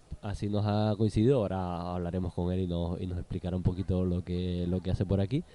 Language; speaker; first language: Spanish; native; Spanish